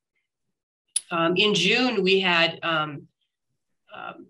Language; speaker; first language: English; native; English